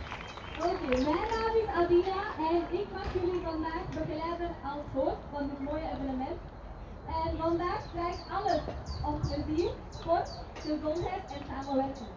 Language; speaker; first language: Dutch; non-native, learner; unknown